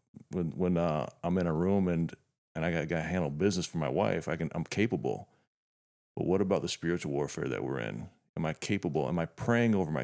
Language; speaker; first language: English; native; English